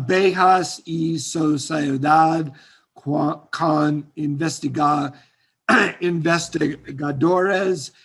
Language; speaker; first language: Spanish; non-native, learner; English